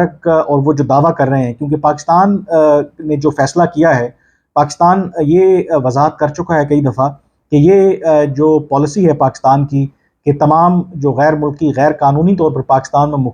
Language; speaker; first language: Urdu; native; Urdu